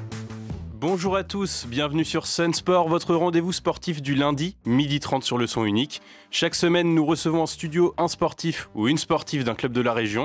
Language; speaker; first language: French; native; French